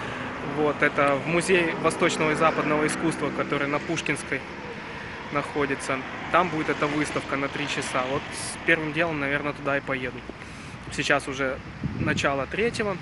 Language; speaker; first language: Russian; native; Russian